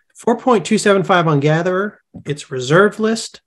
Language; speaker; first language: English; native; English